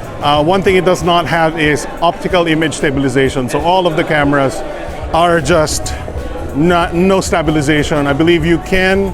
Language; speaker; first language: English; non-native, local second language; Filipino